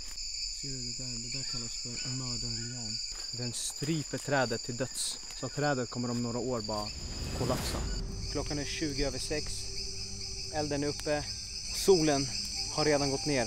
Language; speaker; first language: Swedish; native; Swedish